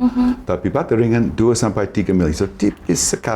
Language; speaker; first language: Indonesian; non-native, fluent; English